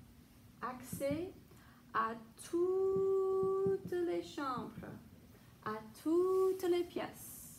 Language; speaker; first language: French; non-native, fluent; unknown